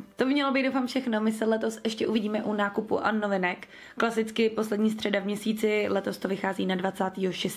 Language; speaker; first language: Czech; native; Czech